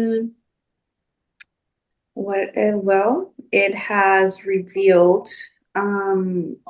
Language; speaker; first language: English; native; English